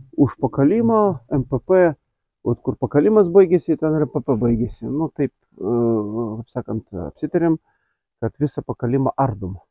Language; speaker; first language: Lithuanian; non-native, local second language; Russian